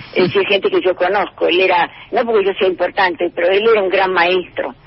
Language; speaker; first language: Spanish; native; Spanish